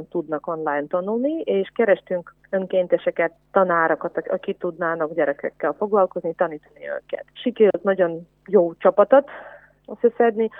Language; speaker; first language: Hungarian; non-native, fluent; Ukrainian